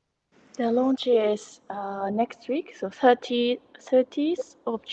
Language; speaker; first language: English; non-native, learner; Japanese